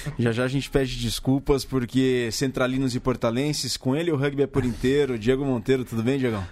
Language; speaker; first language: Portuguese; native; Portuguese